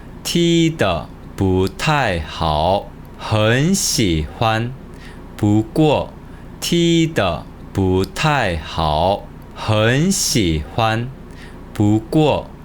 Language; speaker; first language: Chinese; non-native, fluent; Korean